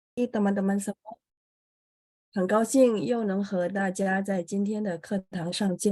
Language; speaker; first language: Chinese; non-native, fluent; Indonesian